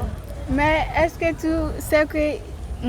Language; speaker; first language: French; non-native, learner; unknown